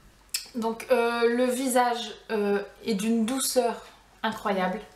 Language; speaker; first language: French; native; French